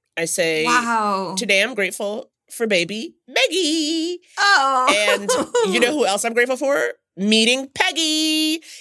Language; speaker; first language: English; native; English